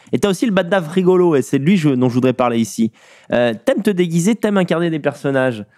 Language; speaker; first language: French; native; French